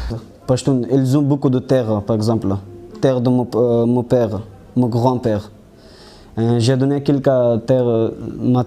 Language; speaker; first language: French; non-native, learner; Pashto